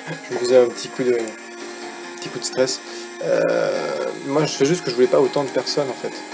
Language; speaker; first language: French; native; French